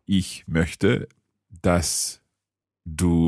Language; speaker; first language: German; non-native, learner; English